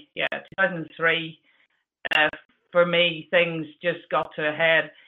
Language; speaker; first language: English; native; English